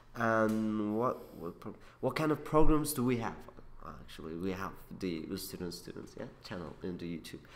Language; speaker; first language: English; non-native, learner; Uzbek